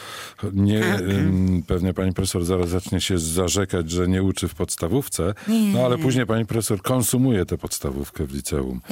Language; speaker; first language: Polish; native; Polish